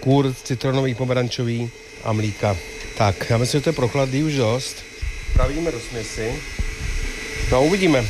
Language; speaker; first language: Czech; native; Czech